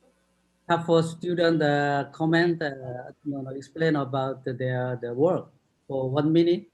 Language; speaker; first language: English; non-native, fluent; Korean